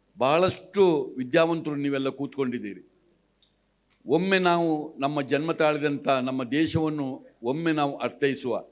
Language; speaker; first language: Kannada; non-native, local second language; Tulu